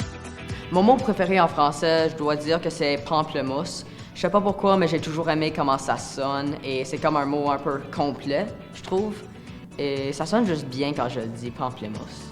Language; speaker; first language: French; native; French